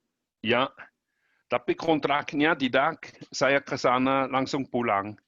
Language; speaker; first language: Indonesian; non-native, learner; German